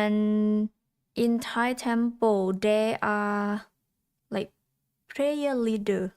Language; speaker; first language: English; non-native, learner; Thai